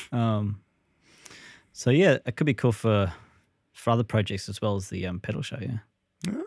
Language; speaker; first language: English; native; English